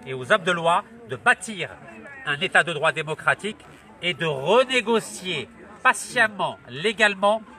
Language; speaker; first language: French; non-native, local second language; Arabic